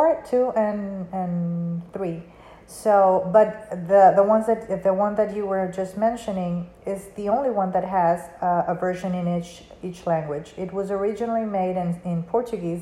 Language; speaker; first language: English; non-native, fluent; Spanish